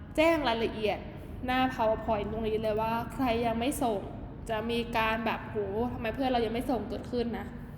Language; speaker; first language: Thai; native; Thai